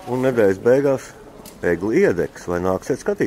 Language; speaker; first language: Latvian; native; Latvian